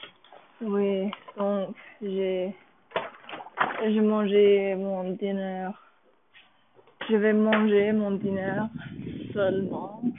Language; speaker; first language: French; non-native, learner; English